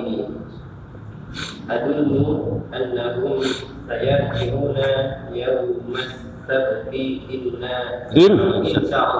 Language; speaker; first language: Arabic; non-native, learner; Indonesian